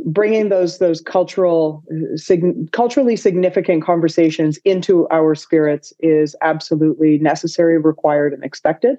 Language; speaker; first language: English; native; English